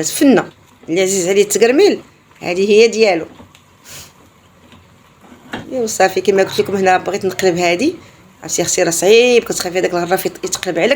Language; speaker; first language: Arabic; native; Arabic